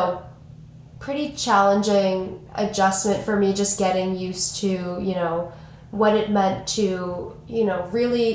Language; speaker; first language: English; native; English